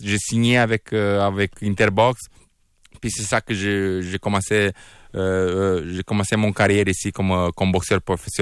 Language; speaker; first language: French; non-native, fluent; Romanian